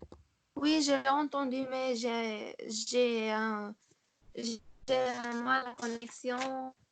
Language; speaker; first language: French; non-native, local second language; Arabic